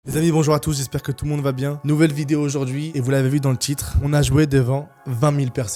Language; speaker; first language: French; native; French